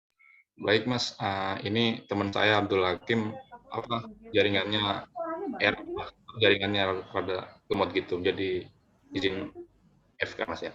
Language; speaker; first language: Indonesian; non-native, local second language; Madurese